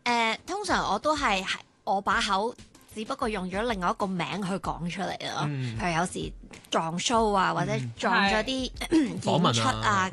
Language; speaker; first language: Cantonese; native; Cantonese